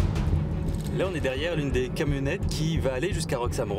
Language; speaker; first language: French; native; French